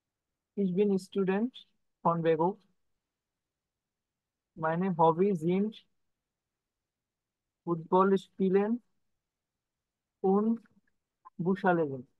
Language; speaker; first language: German; non-native, learner; Bangla